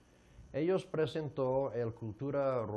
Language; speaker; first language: Spanish; non-native, fluent; English